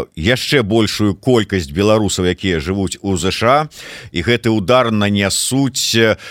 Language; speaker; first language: Belarusian; non-native, local second language; Russian